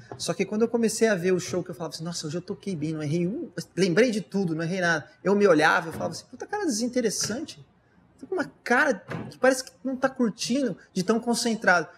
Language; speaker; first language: Portuguese; native; Portuguese